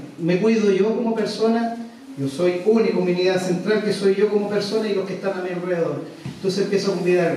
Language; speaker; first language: Spanish; native; Spanish